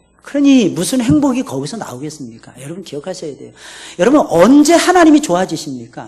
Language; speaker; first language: Korean; native; Korean